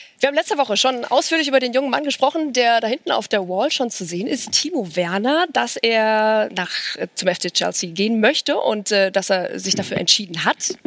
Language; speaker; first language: German; native; German